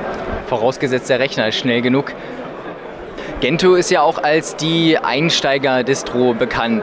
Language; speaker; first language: German; native; German